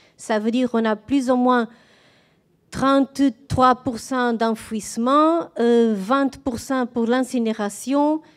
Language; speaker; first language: French; non-native, fluent; Portuguese